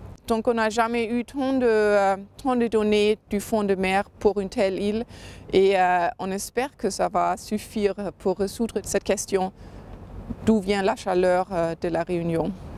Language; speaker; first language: French; non-native, fluent; German